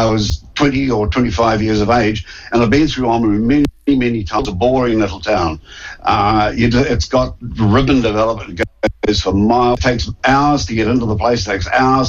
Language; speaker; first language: English; native; English